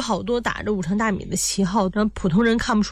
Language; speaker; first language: Chinese; native; Chinese